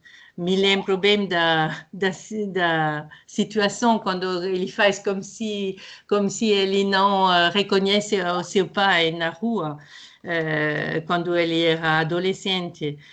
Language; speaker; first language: Portuguese; non-native, fluent; French